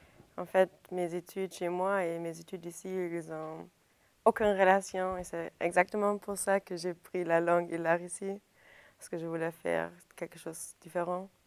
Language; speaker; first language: French; non-native, fluent; German